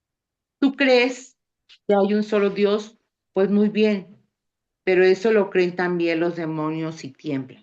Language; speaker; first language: Spanish; native; Spanish